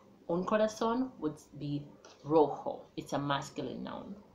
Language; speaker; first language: English; native; English